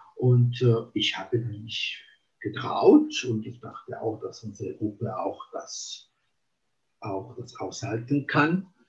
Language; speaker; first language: German; non-native, fluent; Italian